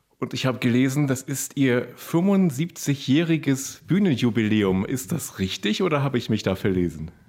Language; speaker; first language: German; native; German